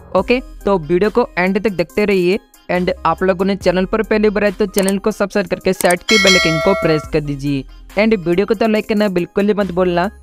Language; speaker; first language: Hindi; non-native, local second language; Odia